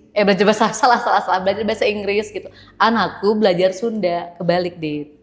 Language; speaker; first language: Indonesian; native; Indonesian